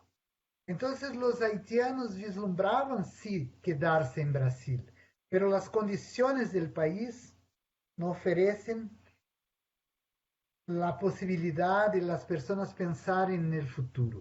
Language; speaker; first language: Spanish; non-native, fluent; Portuguese